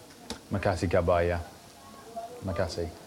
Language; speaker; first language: Indonesian; non-native, learner; English